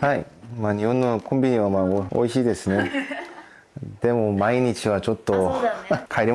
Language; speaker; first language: Japanese; non-native, learner; Korean